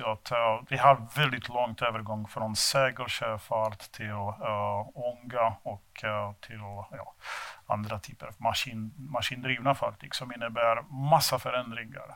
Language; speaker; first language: Swedish; non-native, fluent; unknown